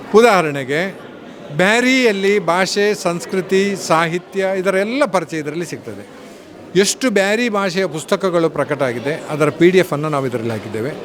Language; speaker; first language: Kannada; non-native, local second language; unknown